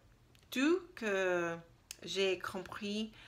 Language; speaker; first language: French; non-native, learner; English